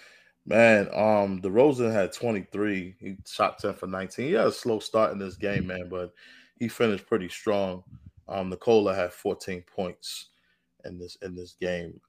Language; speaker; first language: English; native; English